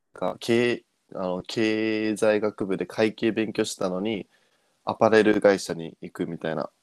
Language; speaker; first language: Japanese; early bilingual, heritage; Japanese